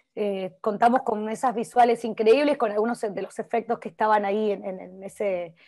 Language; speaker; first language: Spanish; native; Spanish